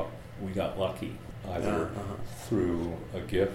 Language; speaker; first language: English; native; English